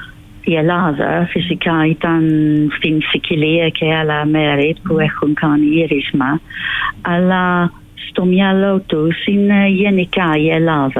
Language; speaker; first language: Greek; non-native, fluent; English